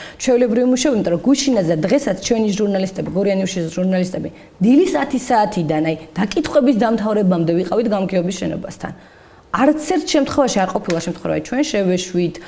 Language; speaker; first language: Georgian; native; Georgian